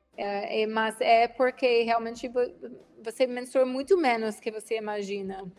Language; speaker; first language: Portuguese; non-native, fluent; English